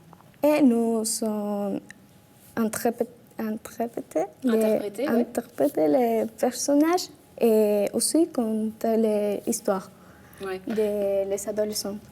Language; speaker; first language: French; non-native, learner; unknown